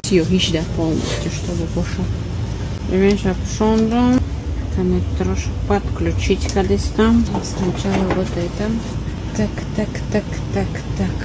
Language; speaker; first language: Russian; non-native, local second language; Tajik